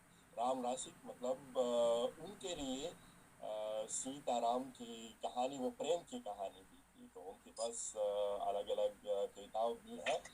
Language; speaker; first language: Hindi; non-native, fluent; Russian